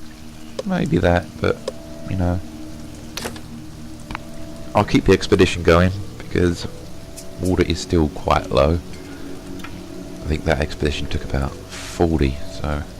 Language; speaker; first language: English; native; English